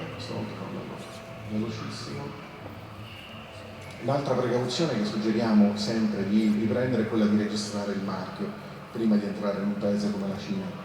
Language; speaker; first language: Italian; native; Italian